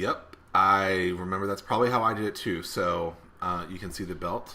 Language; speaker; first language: English; native; English